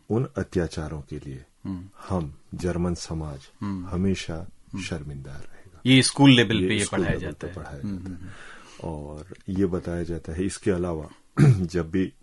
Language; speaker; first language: Hindi; native; Hindi